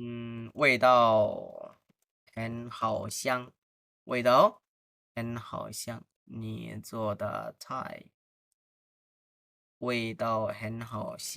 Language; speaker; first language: Chinese; non-native, fluent; Bangla